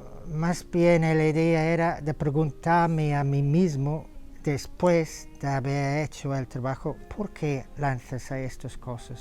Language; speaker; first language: Spanish; non-native, fluent; English